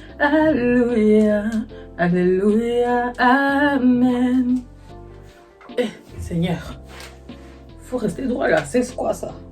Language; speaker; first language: French; native; French